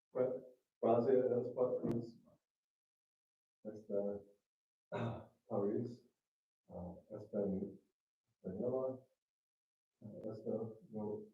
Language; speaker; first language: Spanish; non-native, learner; English